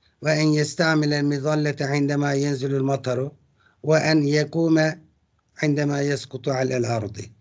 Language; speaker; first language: Arabic; non-native, fluent; Turkish